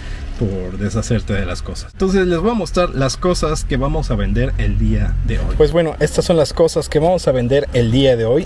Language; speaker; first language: Spanish; native; Spanish